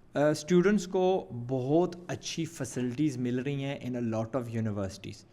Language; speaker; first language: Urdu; early bilingual, heritage; Urdu